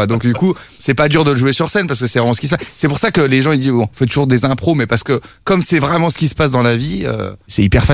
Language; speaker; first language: French; native; French